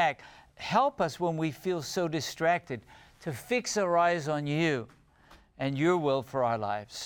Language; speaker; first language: English; native; English